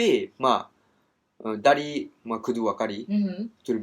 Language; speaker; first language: Indonesian; non-native, learner; Japanese